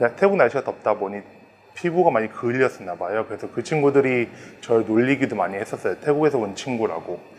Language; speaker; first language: Korean; early bilingual, heritage; Korean